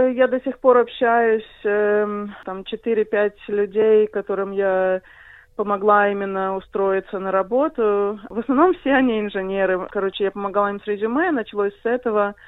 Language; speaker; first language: Russian; early bilingual, heritage; Russian